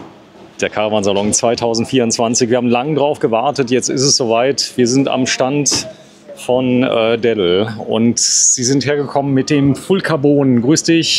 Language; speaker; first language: German; native; German